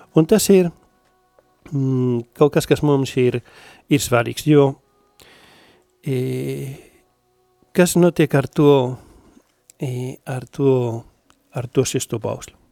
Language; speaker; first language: Latvian; non-native, learner; Spanish